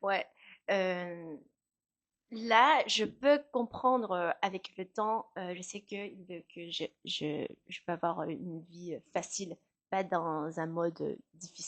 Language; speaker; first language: French; non-native, learner; Chinese